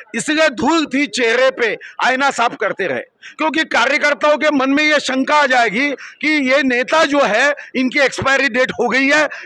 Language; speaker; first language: Hindi; non-native, local second language; Marathi